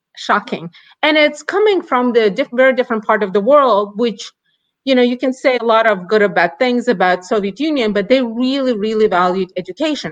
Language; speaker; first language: English; non-native, fluent; Ukrainian